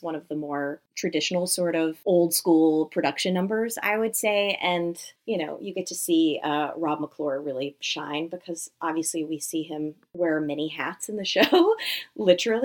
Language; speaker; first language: English; native; English